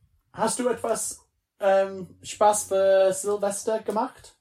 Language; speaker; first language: German; non-native, learner; English